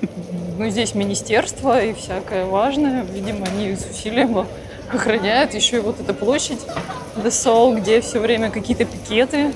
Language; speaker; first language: Russian; native; Russian